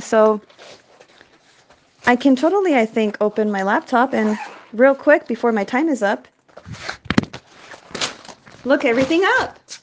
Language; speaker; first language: English; early bilingual, other home language; Spanish